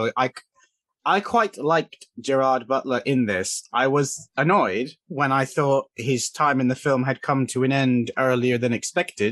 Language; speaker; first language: English; native; English